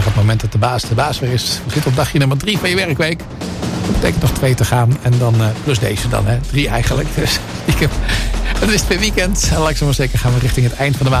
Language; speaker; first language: Dutch; native; Dutch